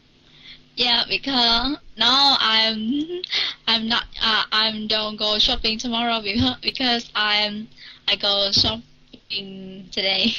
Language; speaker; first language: English; non-native, learner; Vietnamese